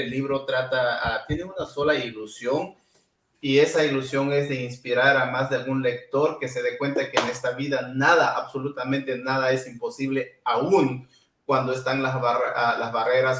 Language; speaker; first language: Spanish; non-native, local second language; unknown